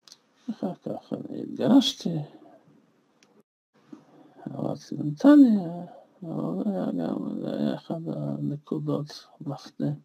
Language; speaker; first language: Hebrew; non-native, fluent; Russian